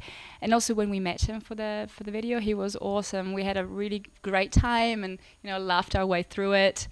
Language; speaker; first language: English; non-native, fluent; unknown